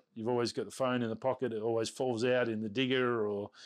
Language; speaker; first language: English; native; English